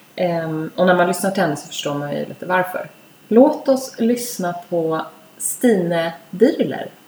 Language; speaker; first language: Swedish; native; Swedish